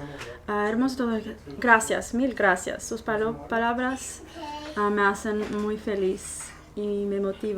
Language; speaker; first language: Spanish; non-native, fluent; English